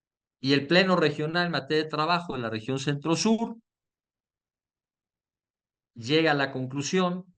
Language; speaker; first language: Spanish; native; Spanish